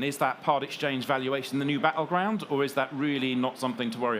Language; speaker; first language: English; native; English